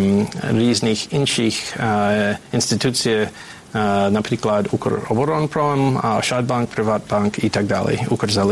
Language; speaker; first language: Ukrainian; non-native, fluent; English